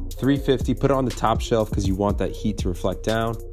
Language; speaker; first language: English; native; English